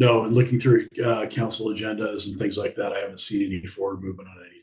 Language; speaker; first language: English; native; English